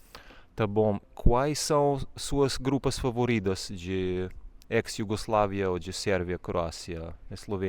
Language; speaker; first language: Portuguese; non-native, fluent; Serbian